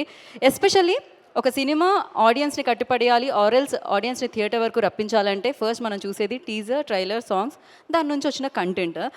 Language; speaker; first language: Telugu; native; Telugu